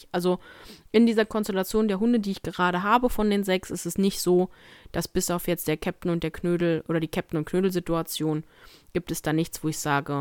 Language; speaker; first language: German; native; German